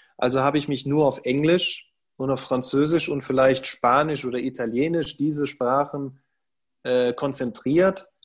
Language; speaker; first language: German; native; German